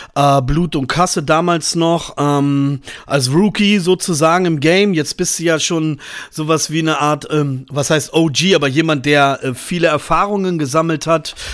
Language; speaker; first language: German; native; German